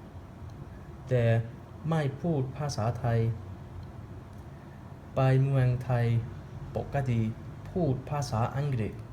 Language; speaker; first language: Thai; non-native, learner; English